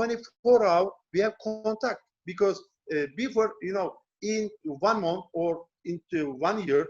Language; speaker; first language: English; non-native, learner; Turkish